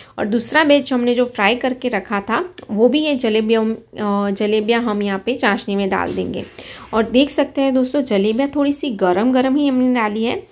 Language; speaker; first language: Hindi; non-native, local second language; Gujarati